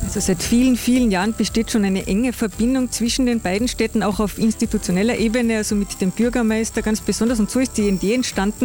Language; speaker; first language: German; native; German